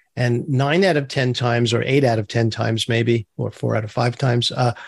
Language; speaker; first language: English; early bilingual, other home language; Turkish